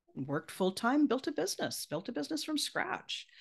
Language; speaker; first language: English; native; English